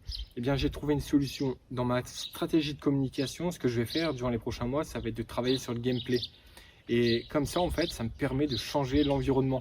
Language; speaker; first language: French; native; French